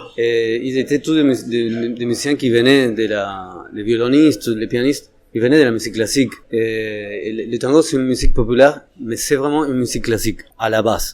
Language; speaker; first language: French; non-native, fluent; Spanish